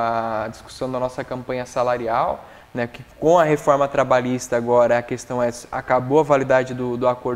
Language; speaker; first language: Portuguese; native; Portuguese